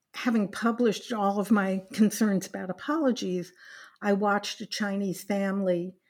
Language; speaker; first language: English; native; English